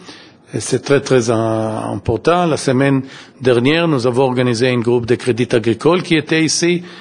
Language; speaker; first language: French; non-native, fluent; Hebrew